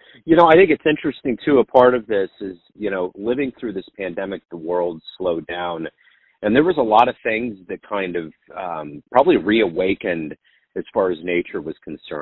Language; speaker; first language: English; native; English